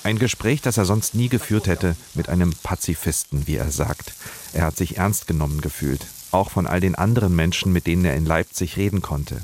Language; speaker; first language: German; native; German